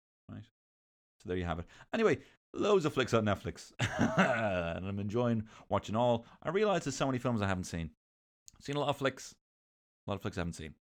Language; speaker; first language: English; native; English